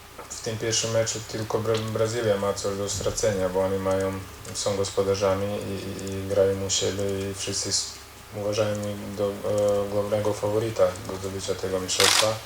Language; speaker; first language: Polish; non-native, learner; Croatian